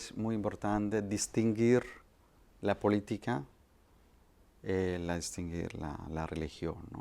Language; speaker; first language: Spanish; non-native, fluent; Malayalam